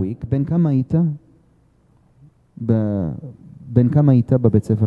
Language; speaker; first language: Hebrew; non-native, fluent; English